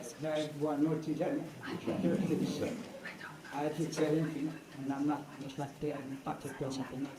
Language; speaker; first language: Portuguese; non-native, local second language; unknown